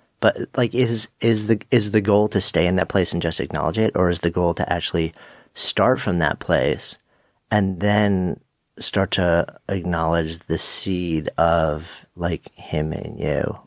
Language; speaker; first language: English; native; English